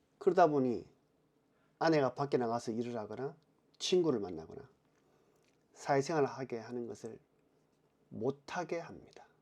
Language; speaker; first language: Korean; native; Korean